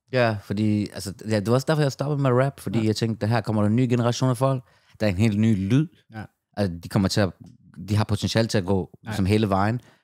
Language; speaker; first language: Danish; early bilingual, other home language; Persian